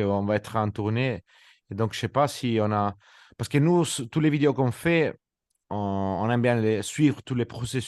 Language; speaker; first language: French; non-native, fluent; Italian